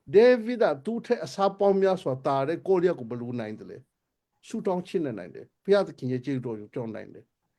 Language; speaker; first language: Burmese; non-native, local second language; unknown